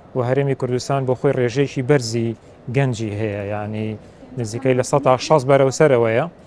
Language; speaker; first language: Central Kurdish; native; Central Kurdish